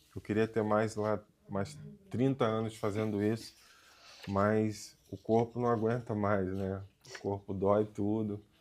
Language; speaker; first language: Portuguese; native; Portuguese